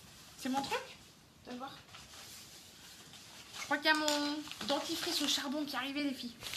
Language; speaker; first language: French; native; French